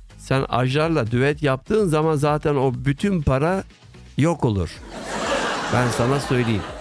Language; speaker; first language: Turkish; early bilingual, heritage; Turkish